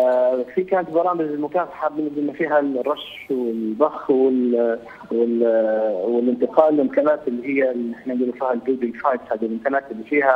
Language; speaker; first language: Arabic; native; Arabic